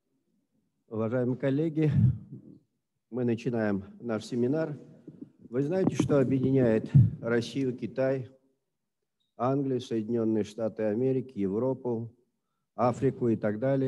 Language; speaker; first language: Russian; native; Russian